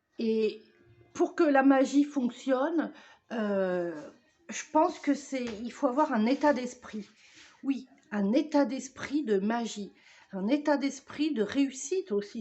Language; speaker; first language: French; native; French